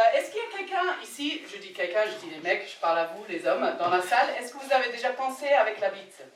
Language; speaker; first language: French; non-native, fluent; English